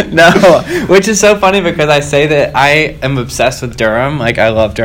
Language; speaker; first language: English; native; English